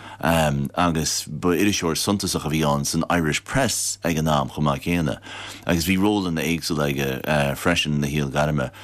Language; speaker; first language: Irish; native; Irish